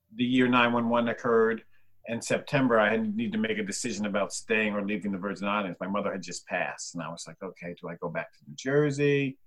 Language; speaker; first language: English; native; English